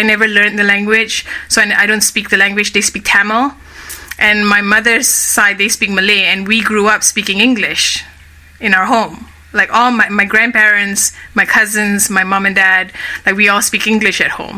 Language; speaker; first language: English; native; English